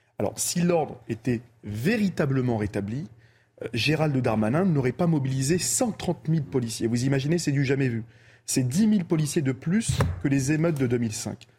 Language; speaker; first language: French; early bilingual, other home language; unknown